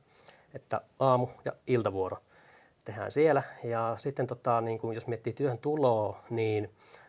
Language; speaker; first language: Finnish; native; Finnish